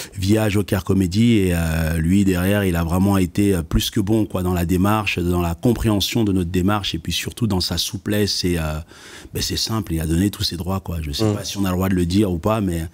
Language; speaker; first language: French; native; French